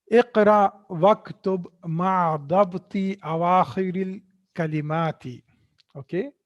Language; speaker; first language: Arabic; non-native, fluent; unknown